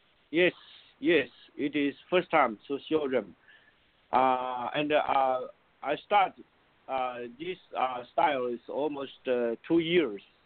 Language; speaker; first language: English; non-native, learner; Chinese